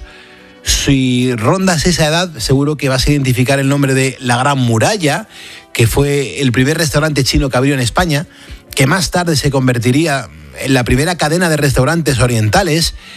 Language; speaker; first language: Spanish; native; Spanish